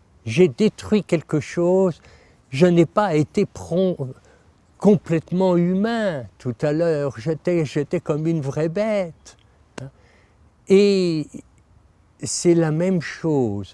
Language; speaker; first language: French; native; French